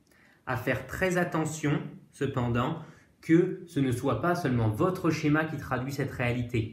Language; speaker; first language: French; native; French